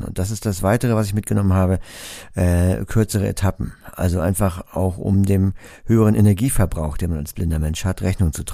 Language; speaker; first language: German; native; German